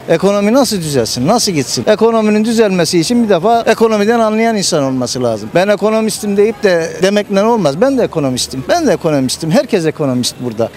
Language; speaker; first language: Turkish; native; Turkish